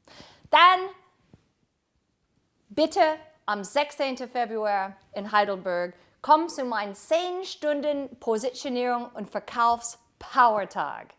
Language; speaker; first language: German; non-native, fluent; English